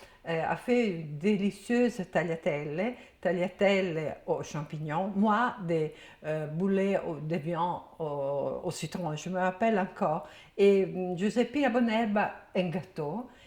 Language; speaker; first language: French; non-native, fluent; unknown